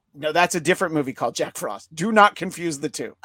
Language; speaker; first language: English; native; English